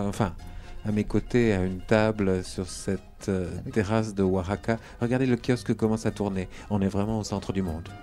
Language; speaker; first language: French; native; French